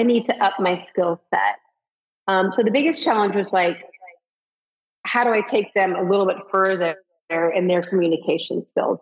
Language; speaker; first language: English; native; English